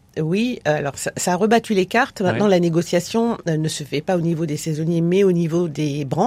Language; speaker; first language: French; native; French